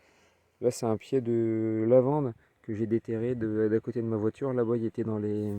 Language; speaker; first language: French; native; French